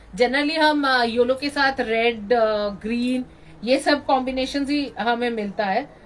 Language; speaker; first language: Hindi; non-native, local second language; Bangla